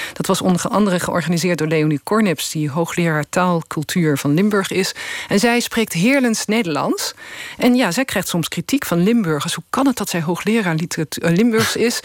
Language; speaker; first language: Dutch; native; Dutch